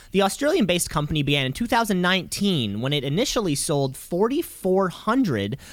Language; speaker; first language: English; native; English